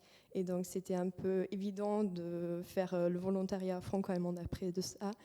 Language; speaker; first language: French; non-native, fluent; German